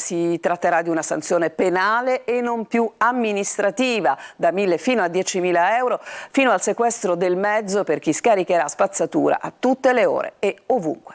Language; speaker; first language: Italian; native; Italian